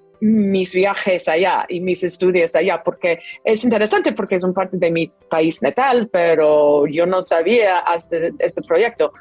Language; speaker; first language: Spanish; non-native, fluent; English